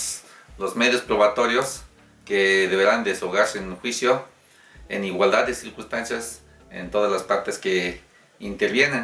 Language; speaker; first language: Spanish; native; Spanish